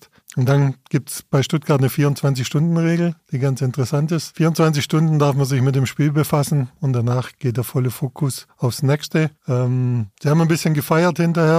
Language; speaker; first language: German; native; German